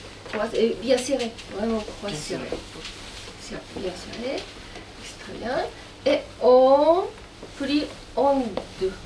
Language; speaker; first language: French; non-native, learner; Japanese